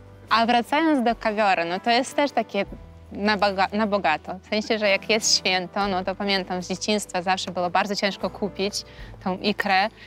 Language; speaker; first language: Polish; non-native, fluent; Russian